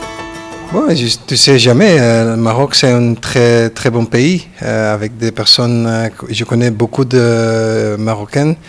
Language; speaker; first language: French; non-native, learner; Dutch